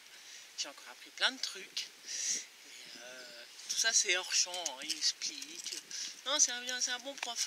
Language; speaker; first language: French; native; French